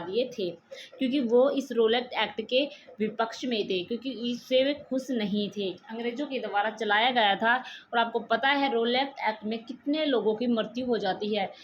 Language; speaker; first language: Hindi; native; Hindi